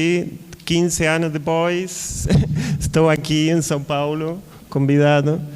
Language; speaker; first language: Portuguese; non-native, learner; Spanish